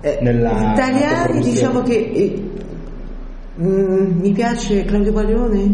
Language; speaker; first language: Italian; early bilingual, heritage; French